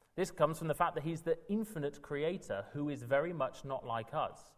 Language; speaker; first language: English; native; English